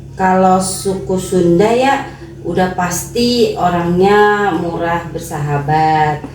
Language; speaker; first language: Indonesian; non-native, local second language; Sundanese